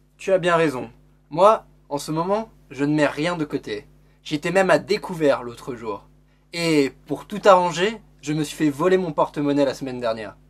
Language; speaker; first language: French; native; French